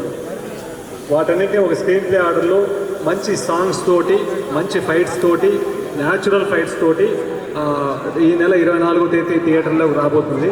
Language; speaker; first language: Telugu; native; Telugu